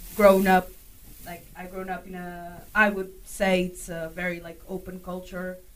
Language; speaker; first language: English; non-native, fluent; Portuguese